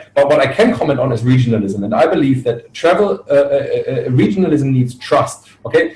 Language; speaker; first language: English; non-native, fluent; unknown